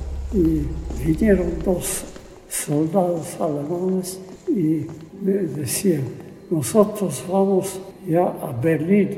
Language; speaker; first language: Spanish; non-native, fluent; Polish